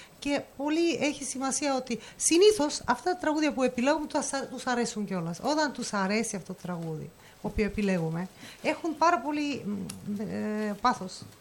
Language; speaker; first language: Greek; non-native, fluent; Russian